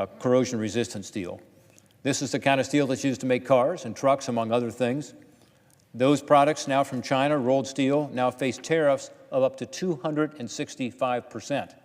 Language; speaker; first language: English; native; English